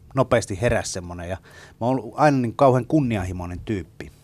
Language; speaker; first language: Finnish; native; Finnish